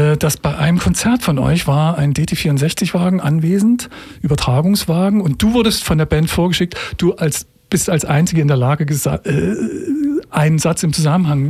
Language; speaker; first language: German; native; German